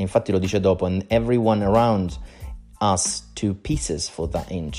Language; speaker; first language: English; non-native, fluent; Italian